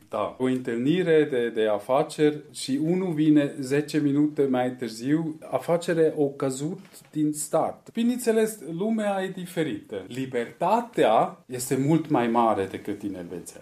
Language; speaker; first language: Romanian; non-native, fluent; Swiss German